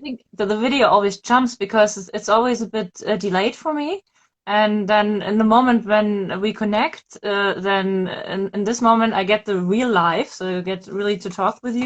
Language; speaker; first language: English; non-native, fluent; German